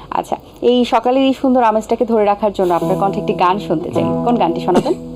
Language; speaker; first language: Bangla; native; Bangla